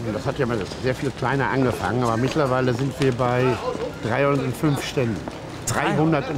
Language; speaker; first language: German; native; German